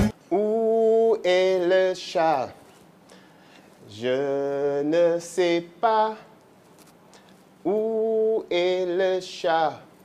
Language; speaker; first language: French; non-native, fluent; English